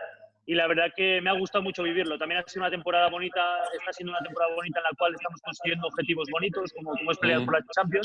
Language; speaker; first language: Spanish; native; Spanish